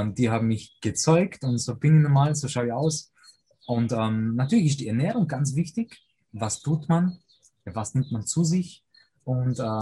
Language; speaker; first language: German; early bilingual, other home language; Polish